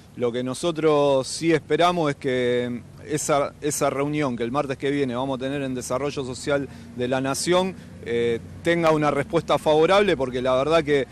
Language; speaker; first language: Spanish; native; Spanish